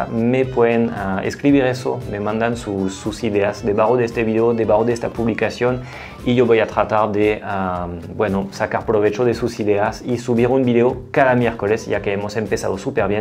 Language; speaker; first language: Spanish; non-native, fluent; French